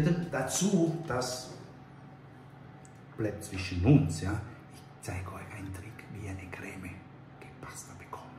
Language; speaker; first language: German; non-native, fluent; Italian